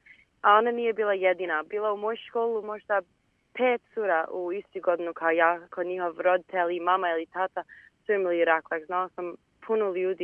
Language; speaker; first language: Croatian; early bilingual, heritage; Bosnian